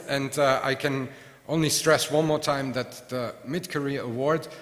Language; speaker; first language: English; non-native, fluent; German